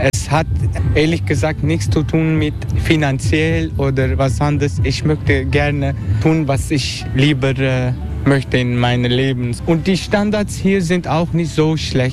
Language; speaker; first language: German; non-native, fluent; Turkish